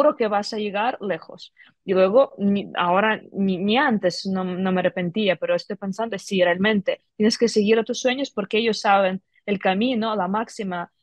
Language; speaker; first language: Spanish; non-native, fluent; Ukrainian